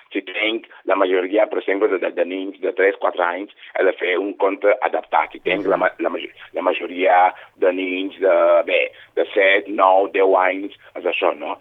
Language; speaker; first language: Catalan; non-native, fluent; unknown